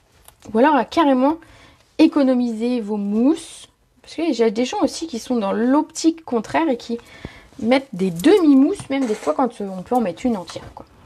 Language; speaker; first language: French; native; French